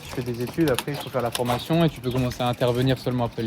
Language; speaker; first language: French; native; French